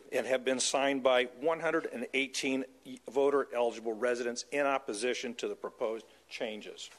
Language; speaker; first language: English; native; English